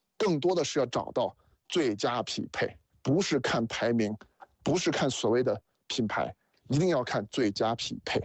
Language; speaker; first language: Chinese; native; Chinese